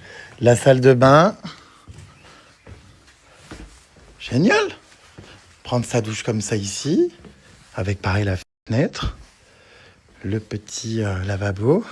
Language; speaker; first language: French; native; French